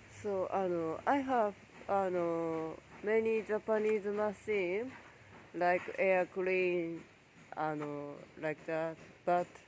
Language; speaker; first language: English; non-native, learner; Japanese